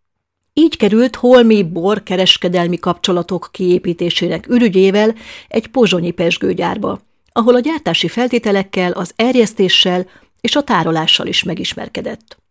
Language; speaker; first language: Hungarian; native; Hungarian